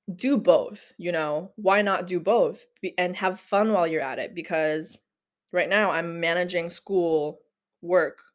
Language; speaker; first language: English; non-native, local second language; Filipino